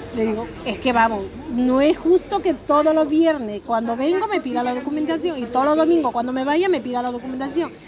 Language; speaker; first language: Spanish; native; Spanish